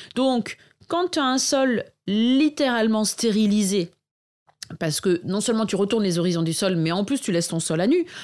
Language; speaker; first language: French; native; French